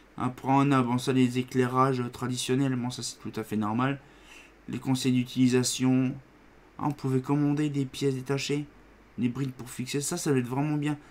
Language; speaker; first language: French; native; French